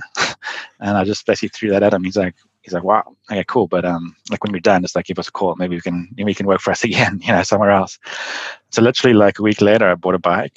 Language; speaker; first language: English; native; English